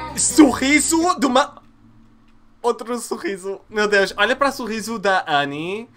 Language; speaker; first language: Portuguese; early bilingual, heritage; Portuguese